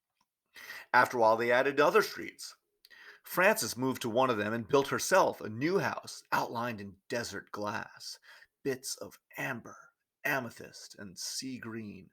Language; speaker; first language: English; native; English